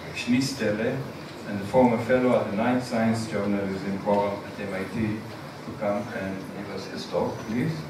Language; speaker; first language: English; non-native, fluent; Hebrew